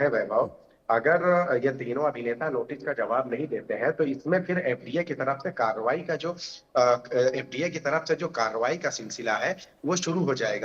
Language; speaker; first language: Hindi; native; Hindi